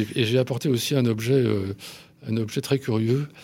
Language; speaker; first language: French; native; French